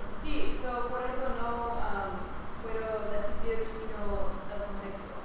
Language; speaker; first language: Spanish; non-native, learner; English